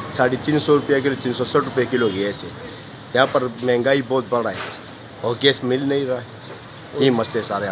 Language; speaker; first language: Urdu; non-native, local second language; Pashto